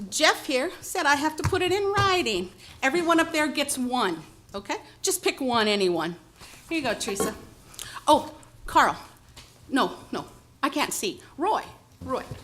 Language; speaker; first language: English; native; English